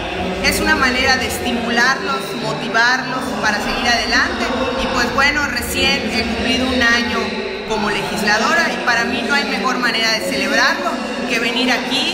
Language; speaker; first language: Spanish; native; Spanish